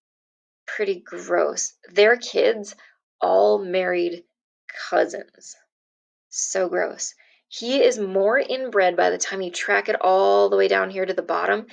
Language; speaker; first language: English; native; English